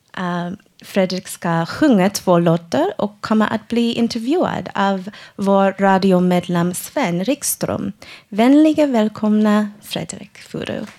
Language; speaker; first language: Swedish; non-native, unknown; English